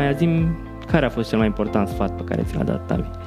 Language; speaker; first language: Romanian; native; Romanian